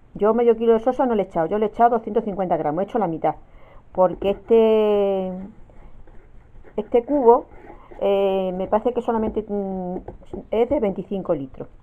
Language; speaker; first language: Spanish; native; Spanish